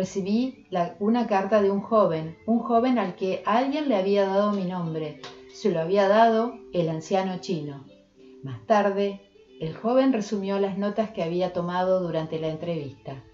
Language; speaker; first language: Spanish; native; Spanish